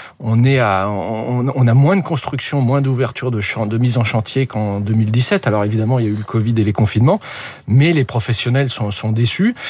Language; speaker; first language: French; native; French